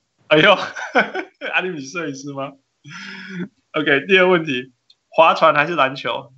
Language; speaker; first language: Chinese; native; Chinese